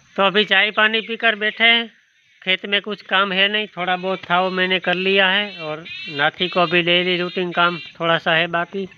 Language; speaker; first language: Hindi; non-native, local second language; Gujarati